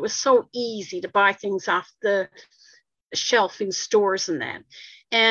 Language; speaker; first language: English; native; English